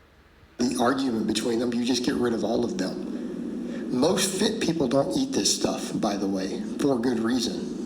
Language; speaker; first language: English; native; English